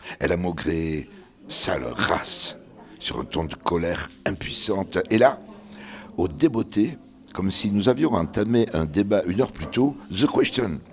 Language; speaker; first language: French; early bilingual, other home language; Kabyle